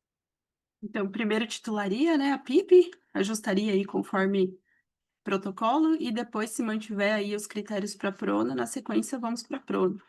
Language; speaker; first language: Portuguese; native; Portuguese